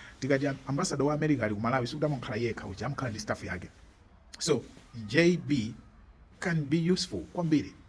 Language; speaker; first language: Nyanja; native; Nyanja